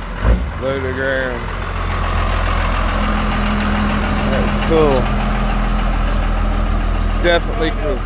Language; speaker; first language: English; native; English